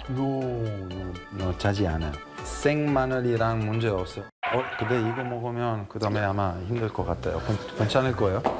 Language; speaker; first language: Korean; non-native, fluent; Italian